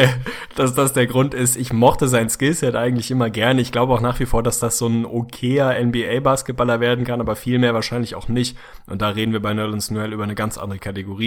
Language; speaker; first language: German; native; German